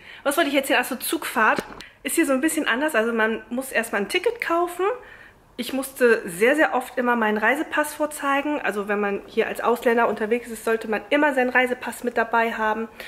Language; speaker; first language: German; native; German